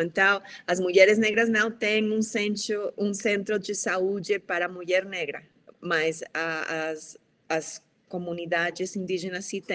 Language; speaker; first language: Portuguese; non-native, fluent; Spanish